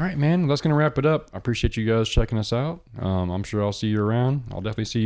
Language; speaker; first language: English; native; English